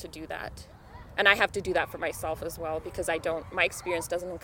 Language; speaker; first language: English; non-native, local second language; Shona